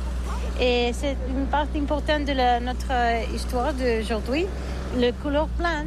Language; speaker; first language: French; non-native, learner; Catalan